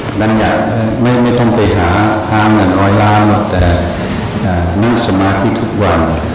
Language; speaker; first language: Thai; non-native, fluent; English